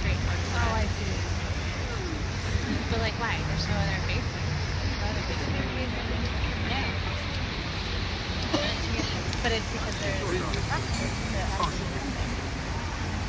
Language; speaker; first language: English; non-native, learner; Portuguese